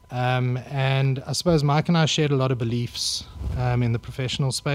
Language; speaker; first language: English; native; English